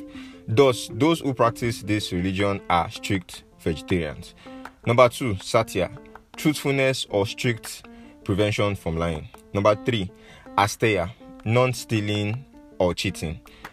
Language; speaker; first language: English; non-native, local second language; Yoruba